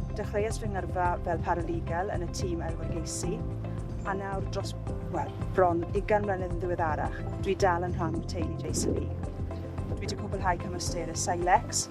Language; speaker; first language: Welsh; non-native, local second language; English